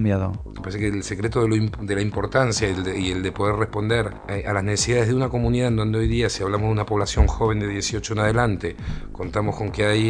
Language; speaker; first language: Spanish; native; Spanish